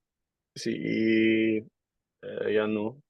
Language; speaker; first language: Spanish; non-native, learner; Dutch